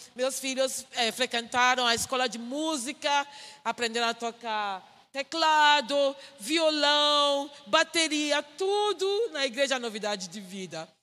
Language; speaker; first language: Portuguese; non-native, fluent; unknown